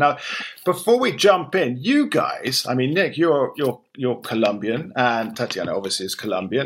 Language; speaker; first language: English; native; English